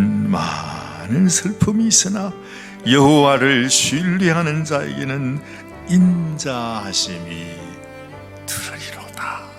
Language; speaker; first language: Korean; native; Korean